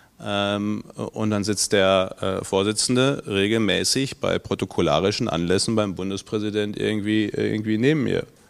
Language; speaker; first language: German; native; German